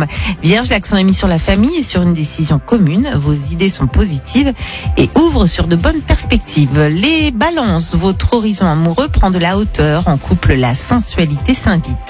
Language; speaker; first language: French; native; French